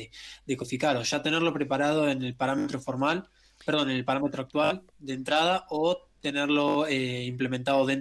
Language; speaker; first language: Spanish; native; Spanish